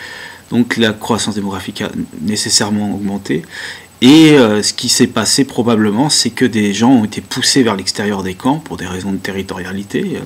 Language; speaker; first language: French; native; French